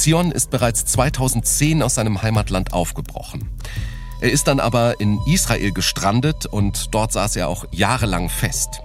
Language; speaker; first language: German; native; German